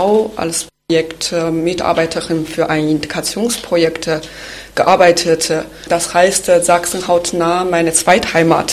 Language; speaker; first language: German; non-native, fluent; Chinese